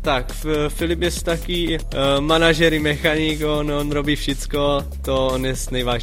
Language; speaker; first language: Polish; non-native, learner; Czech